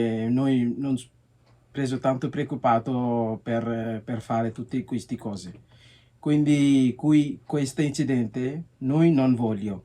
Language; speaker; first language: Italian; non-native, learner; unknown